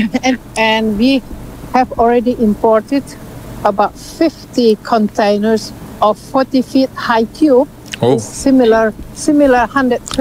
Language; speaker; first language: English; non-native, learner; Indonesian